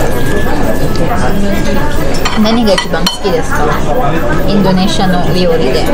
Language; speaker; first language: Japanese; native; Japanese